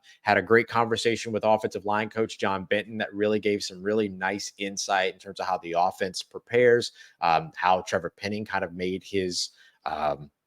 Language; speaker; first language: English; native; English